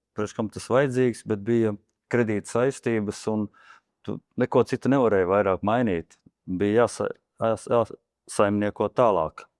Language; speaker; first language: Latvian; native; Latvian